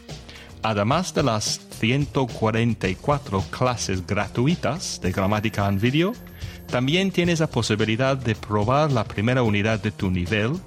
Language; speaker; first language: Spanish; non-native, fluent; English